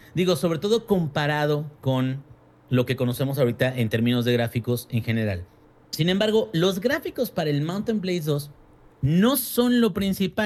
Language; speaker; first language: Spanish; native; Spanish